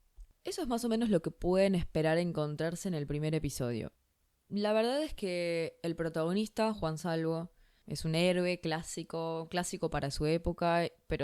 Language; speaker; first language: Spanish; native; Spanish